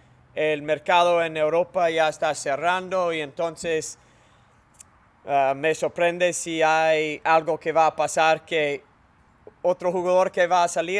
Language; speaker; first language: Spanish; non-native, fluent; English